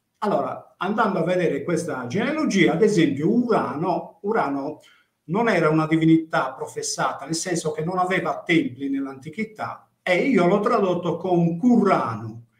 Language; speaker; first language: Italian; native; Italian